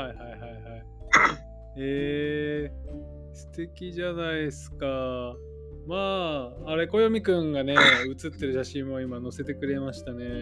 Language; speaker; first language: Japanese; native; Japanese